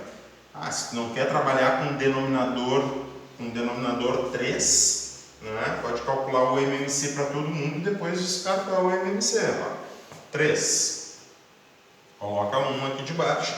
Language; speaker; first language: Portuguese; native; Portuguese